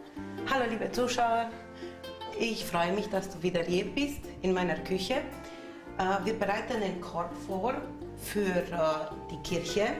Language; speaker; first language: German; non-native, local second language; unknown